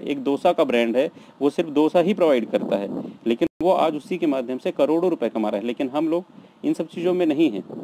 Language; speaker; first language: Hindi; native; Hindi